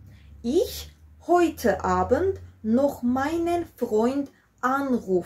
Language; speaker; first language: German; non-native, fluent; Georgian